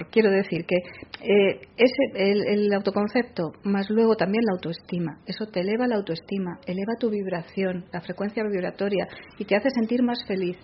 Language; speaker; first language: Spanish; native; Spanish